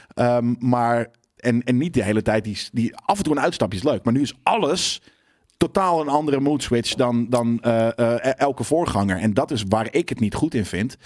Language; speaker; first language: Dutch; native; Dutch